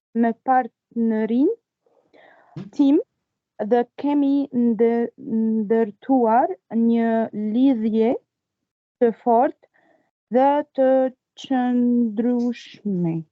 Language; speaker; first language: Albanian; non-native, learner; Arabic